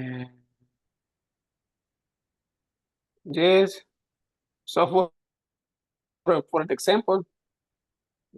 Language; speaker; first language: English; non-native, learner; Spanish